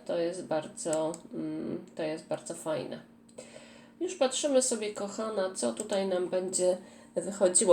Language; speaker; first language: Polish; native; Polish